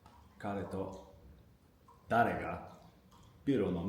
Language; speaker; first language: Japanese; non-native, learner; English